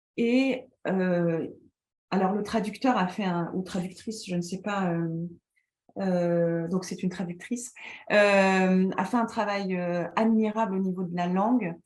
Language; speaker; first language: French; native; French